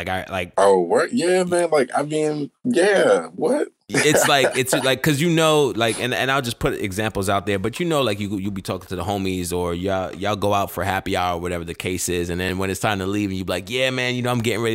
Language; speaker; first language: English; native; English